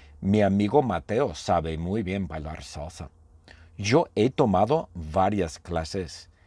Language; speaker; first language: Spanish; non-native, fluent; English